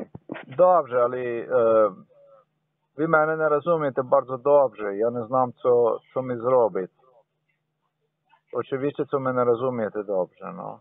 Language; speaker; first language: Polish; non-native, learner; Slovenian